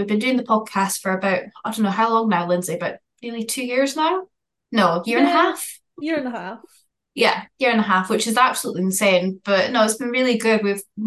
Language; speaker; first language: English; native; English